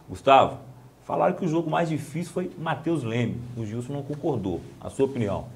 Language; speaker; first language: Portuguese; native; Portuguese